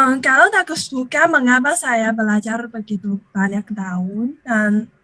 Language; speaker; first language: Indonesian; non-native, learner; Chinese